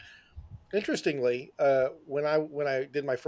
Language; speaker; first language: English; native; English